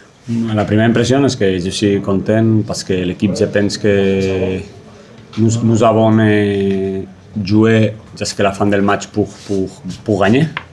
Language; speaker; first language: French; non-native, fluent; Spanish